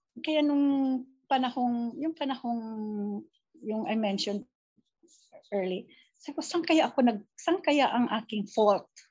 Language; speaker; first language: Filipino; non-native, local second language; Cebuano